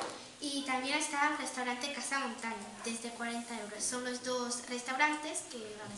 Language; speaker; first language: Spanish; non-native, learner; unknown